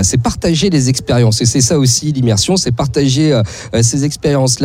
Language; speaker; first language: French; native; French